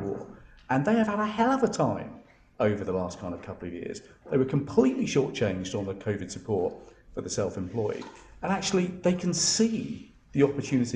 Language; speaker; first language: English; native; English